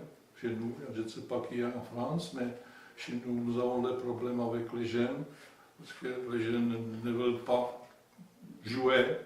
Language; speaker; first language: French; non-native, fluent; Czech